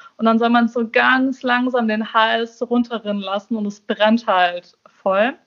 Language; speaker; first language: German; early bilingual, other home language; Persian